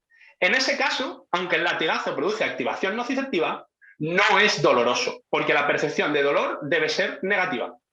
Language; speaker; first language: Spanish; native; Spanish